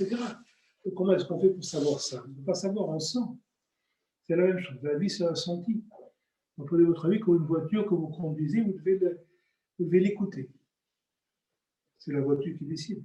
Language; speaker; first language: French; native; French